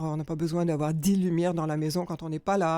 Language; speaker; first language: French; native; French